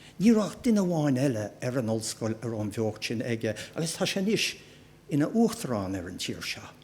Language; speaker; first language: Irish; native; Irish